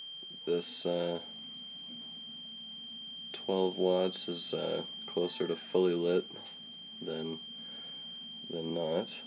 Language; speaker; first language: English; native; English